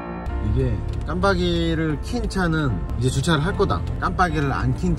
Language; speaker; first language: Korean; native; Korean